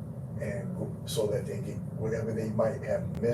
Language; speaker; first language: English; native; English